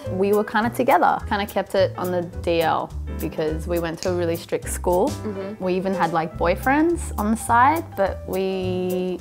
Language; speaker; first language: English; native; English